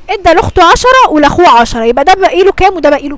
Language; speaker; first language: Arabic; native; Arabic